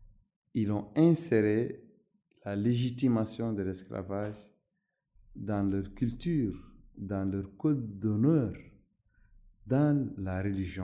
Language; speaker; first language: French; non-native, local second language; Arabic